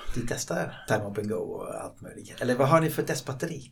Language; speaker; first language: Swedish; non-native, fluent; Dutch